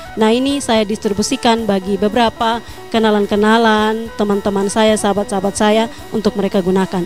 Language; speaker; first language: Indonesian; non-native, local second language; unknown